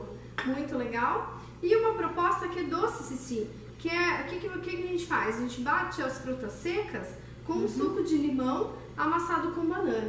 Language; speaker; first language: Portuguese; native; Portuguese